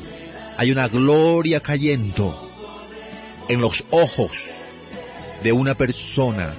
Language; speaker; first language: Spanish; native; Spanish